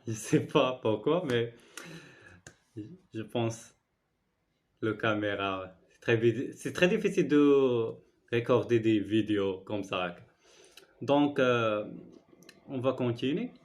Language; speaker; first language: French; non-native, learner; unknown